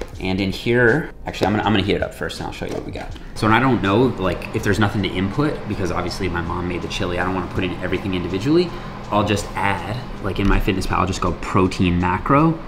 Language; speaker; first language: English; native; English